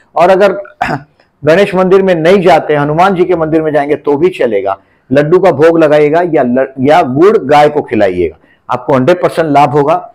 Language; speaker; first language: Hindi; native; Hindi